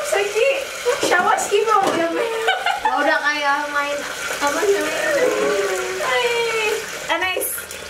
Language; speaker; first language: Turkish; non-native, learner; Indonesian